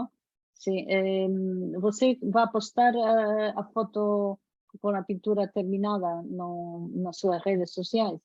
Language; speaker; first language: Portuguese; non-native, fluent; Spanish